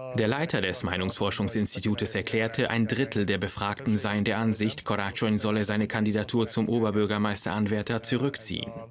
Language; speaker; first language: German; non-native, fluent; Hungarian